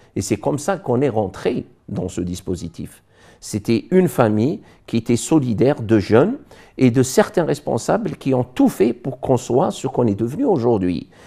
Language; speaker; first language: French; non-native, local second language; Arabic